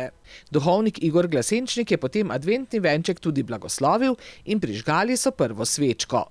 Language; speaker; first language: Slovenian; native; Slovenian